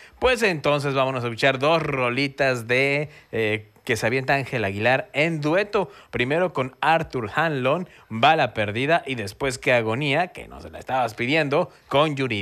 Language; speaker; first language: Spanish; native; Spanish